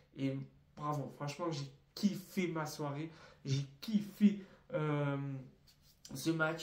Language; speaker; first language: French; native; French